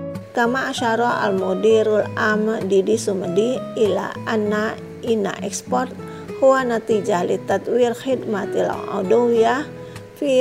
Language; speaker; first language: Arabic; non-native, fluent; Indonesian